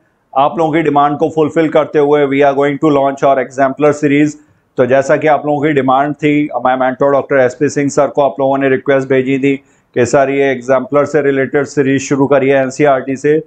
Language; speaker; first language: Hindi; native; Hindi